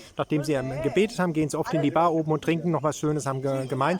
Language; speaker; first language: German; non-native, fluent; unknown